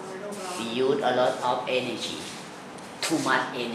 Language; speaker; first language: English; non-native, learner; Thai